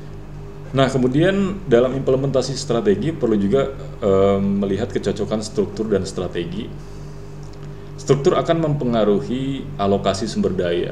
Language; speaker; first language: Indonesian; native; Indonesian